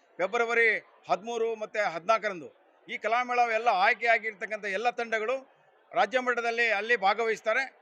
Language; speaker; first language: Kannada; non-native, local second language; Lambadi